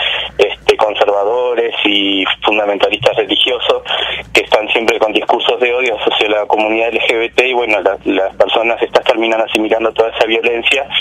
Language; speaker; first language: Spanish; native; Spanish